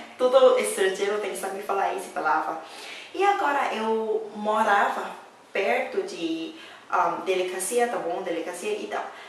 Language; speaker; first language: Portuguese; non-native, learner; Thai